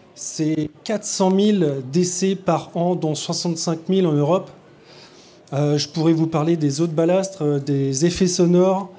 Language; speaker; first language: French; native; French